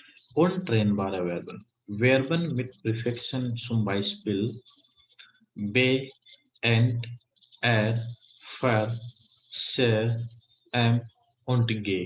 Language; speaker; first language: German; non-native, fluent; Hindi